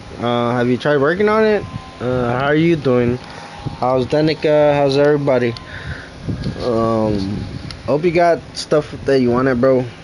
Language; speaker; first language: English; early bilingual, other home language; Spanish